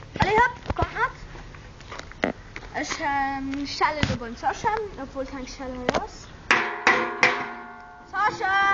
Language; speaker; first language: German; non-native, local second language; Luxembourgish